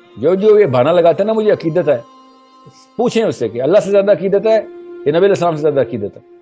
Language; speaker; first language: Urdu; early bilingual, heritage; Urdu